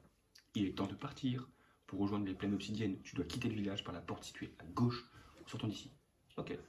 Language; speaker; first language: French; native; French